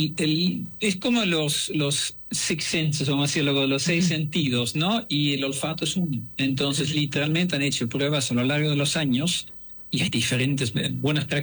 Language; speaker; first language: Spanish; non-native, fluent; Dutch